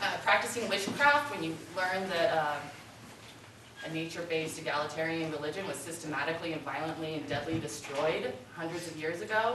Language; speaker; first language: English; native; English